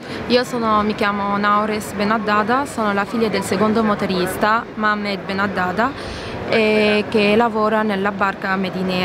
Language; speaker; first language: Italian; early bilingual, other home language; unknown